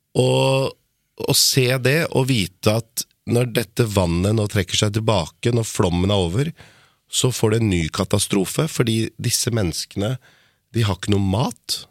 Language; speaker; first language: Norwegian; early bilingual, other home language; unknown